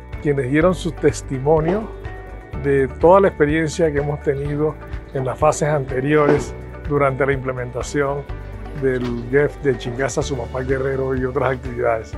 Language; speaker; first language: Spanish; native; Spanish